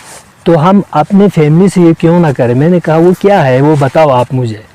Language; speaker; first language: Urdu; non-native, local second language; Balti